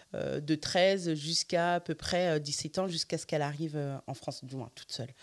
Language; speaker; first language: French; early bilingual, other home language; Fula